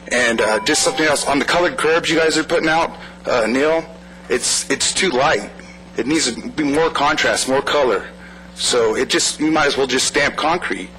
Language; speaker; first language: English; native; English